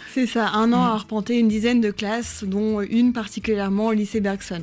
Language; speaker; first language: French; native; French